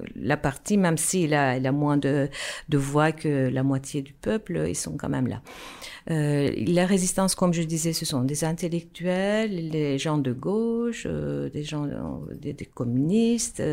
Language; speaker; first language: French; non-native, fluent; Turkish